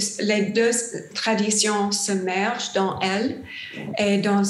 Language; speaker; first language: French; non-native, learner; English